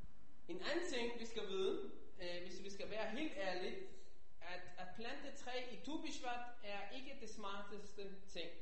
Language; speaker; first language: Danish; non-native, fluent; Hebrew